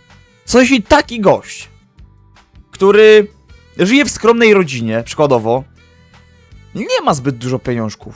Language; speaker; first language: Polish; native; Polish